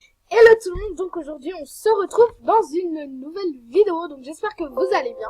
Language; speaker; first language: French; native; French